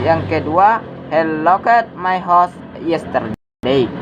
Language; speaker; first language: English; non-native, learner; Indonesian